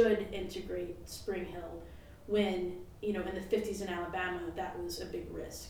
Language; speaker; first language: English; native; English